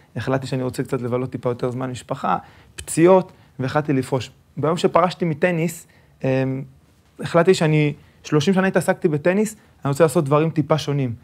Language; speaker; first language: Hebrew; early bilingual, other home language; Spanish